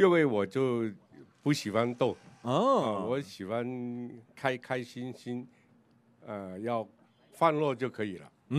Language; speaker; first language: Chinese; non-native, local second language; Cantonese